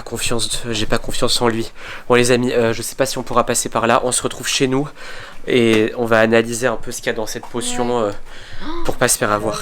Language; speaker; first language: French; native; French